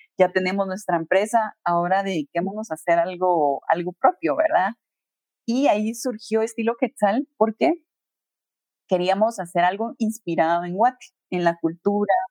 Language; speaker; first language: Spanish; native; Spanish